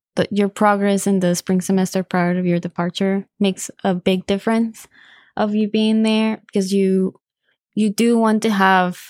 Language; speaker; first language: English; non-native, fluent; Spanish